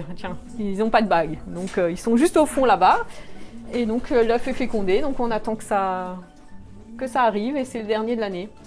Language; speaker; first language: French; native; French